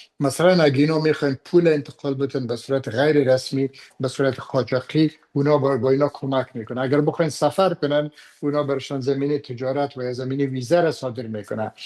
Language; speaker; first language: Persian; non-native, local second language; Pashto